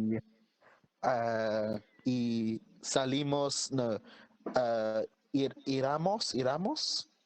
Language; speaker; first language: Spanish; non-native, learner; English